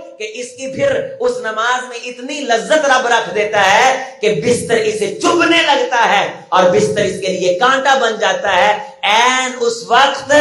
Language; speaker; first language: Urdu; non-native, local second language; Punjabi